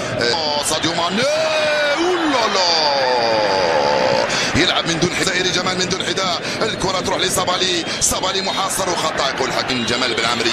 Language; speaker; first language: Arabic; native; Arabic